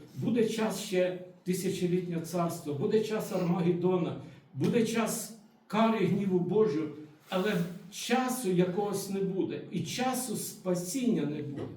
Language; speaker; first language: Ukrainian; non-native, local second language; Russian